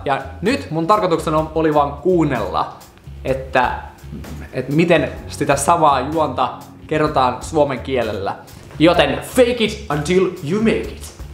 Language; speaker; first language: Finnish; non-native, fluent; Russian